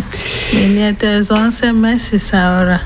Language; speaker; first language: Spanish; non-native, learner; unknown